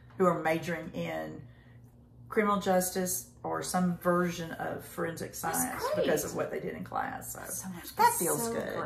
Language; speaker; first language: English; native; English